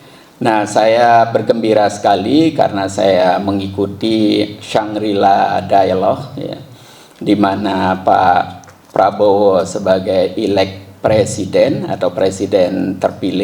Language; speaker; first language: Indonesian; native; Indonesian